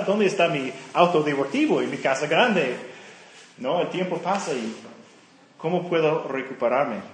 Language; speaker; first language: Spanish; non-native, fluent; English